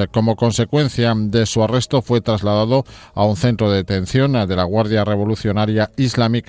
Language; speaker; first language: Spanish; native; Spanish